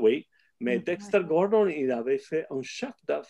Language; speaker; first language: French; non-native, fluent; Italian